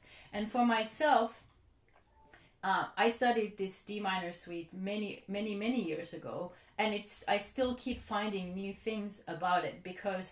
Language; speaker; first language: English; non-native, fluent; Finnish